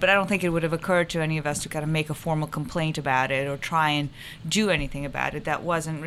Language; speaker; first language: English; non-native, local second language; Urdu